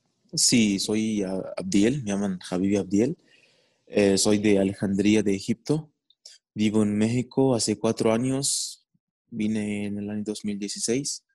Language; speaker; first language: Spanish; non-native, fluent; Arabic